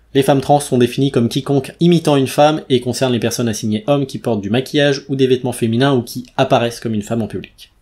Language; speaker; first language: French; native; French